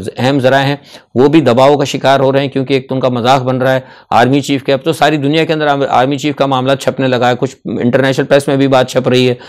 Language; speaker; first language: Urdu; native; Urdu